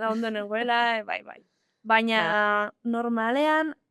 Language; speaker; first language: Basque; non-native, local second language; Spanish